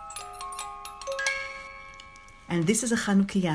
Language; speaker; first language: English; native; English